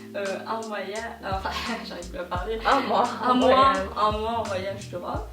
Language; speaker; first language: French; native; French